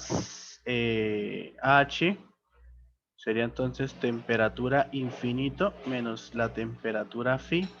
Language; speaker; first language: Spanish; native; Spanish